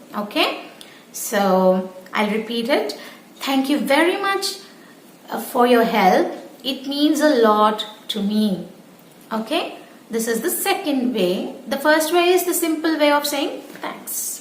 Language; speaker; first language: English; non-native, local second language; Telugu